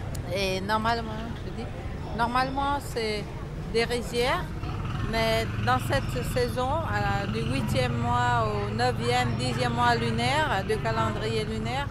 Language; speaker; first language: French; non-native, fluent; Vietnamese